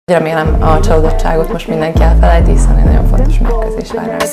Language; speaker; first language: Hungarian; native; Hungarian